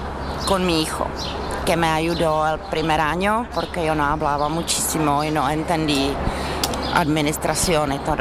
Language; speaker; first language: Spanish; non-native, fluent; Czech